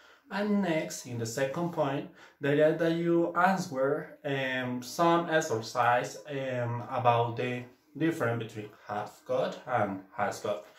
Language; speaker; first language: English; non-native, learner; Spanish